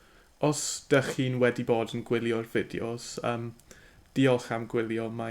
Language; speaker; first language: Welsh; non-native, learner; English